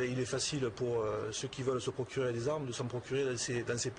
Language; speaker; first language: French; native; French